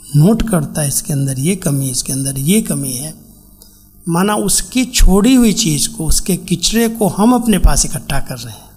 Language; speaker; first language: Hindi; native; Hindi